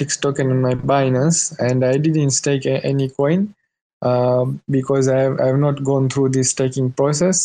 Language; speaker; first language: English; non-native, local second language; Swahili